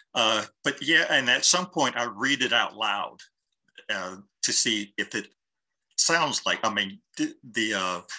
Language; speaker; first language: English; native; English